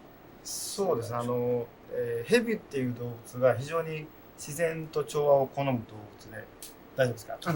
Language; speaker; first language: Japanese; native; Japanese